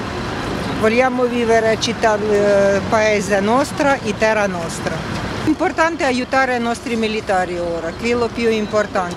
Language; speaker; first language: Italian; non-native, learner; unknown